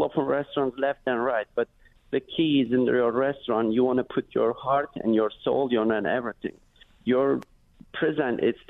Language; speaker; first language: English; non-native, fluent; Turkish